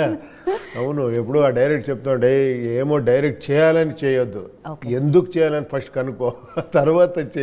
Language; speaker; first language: Telugu; non-native, local second language; Kannada